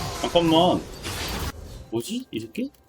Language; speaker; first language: Korean; native; Korean